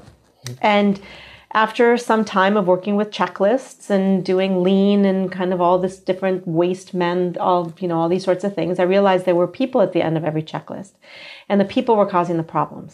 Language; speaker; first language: English; native; English